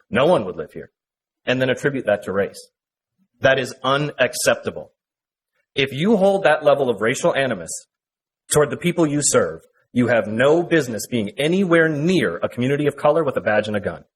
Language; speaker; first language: English; native; English